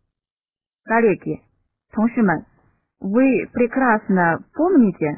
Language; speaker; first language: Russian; non-native, fluent; Chinese